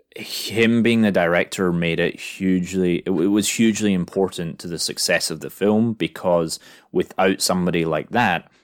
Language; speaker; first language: English; native; English